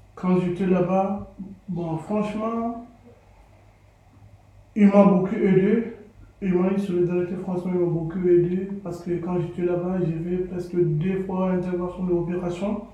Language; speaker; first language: French; non-native, learner; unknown